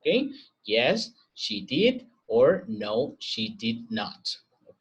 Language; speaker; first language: English; non-native, fluent; Spanish